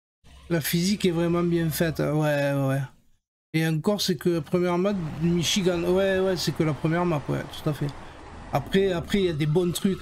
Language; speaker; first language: French; native; French